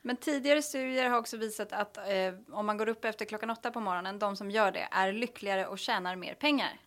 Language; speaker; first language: Swedish; native; Swedish